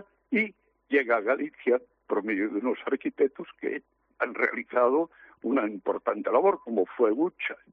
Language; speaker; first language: Spanish; native; Spanish